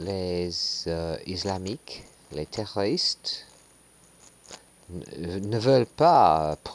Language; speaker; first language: French; non-native, learner; English